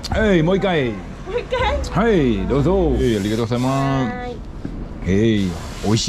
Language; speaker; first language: Japanese; non-native, learner; Thai